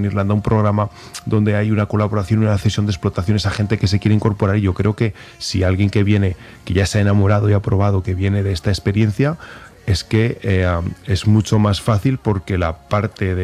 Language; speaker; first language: Spanish; native; Spanish